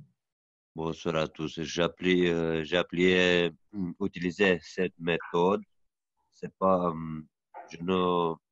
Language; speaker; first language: French; non-native, learner; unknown